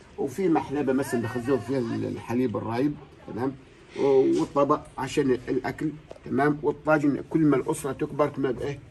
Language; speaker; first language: Egyptian Arabic; non-native, local second language; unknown